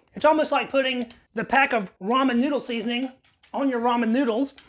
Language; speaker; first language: English; native; English